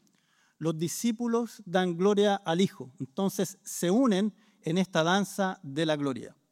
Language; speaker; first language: Spanish; native; Spanish